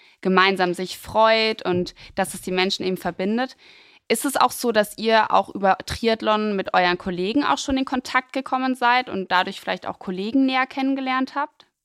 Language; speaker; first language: German; native; German